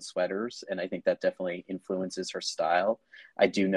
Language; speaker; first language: English; native; English